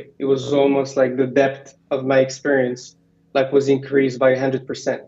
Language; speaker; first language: English; non-native, fluent; Arabic